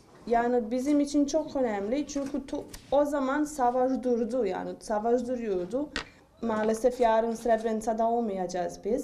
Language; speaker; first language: Turkish; non-native, fluent; Bosnian